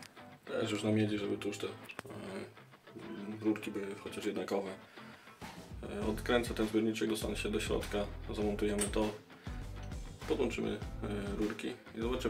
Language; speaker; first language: Polish; native; Polish